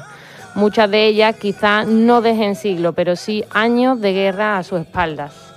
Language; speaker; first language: Spanish; native; Spanish